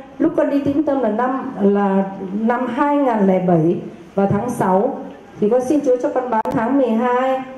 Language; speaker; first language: Vietnamese; native; Vietnamese